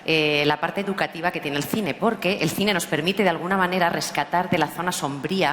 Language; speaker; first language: Spanish; native; Spanish